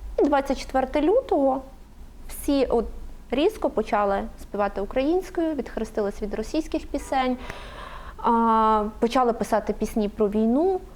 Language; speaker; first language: Ukrainian; native; Ukrainian